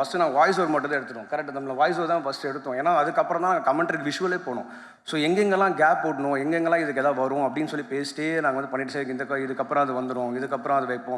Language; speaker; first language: Tamil; native; Tamil